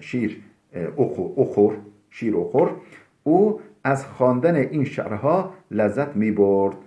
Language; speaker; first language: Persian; non-native, fluent; Turkish